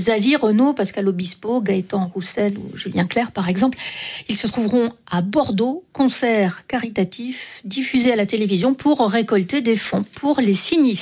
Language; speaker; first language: French; native; French